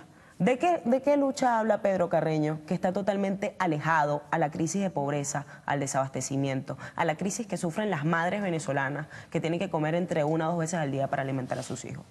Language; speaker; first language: Spanish; native; Spanish